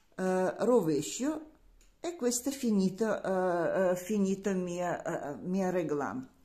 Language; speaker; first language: Italian; non-native, learner; Russian